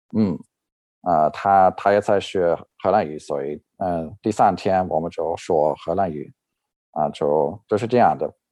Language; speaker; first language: Chinese; non-native, fluent; Dutch